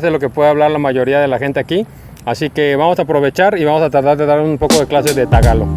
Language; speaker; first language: Spanish; native; Spanish